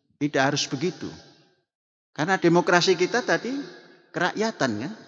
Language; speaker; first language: Indonesian; non-native, local second language; Javanese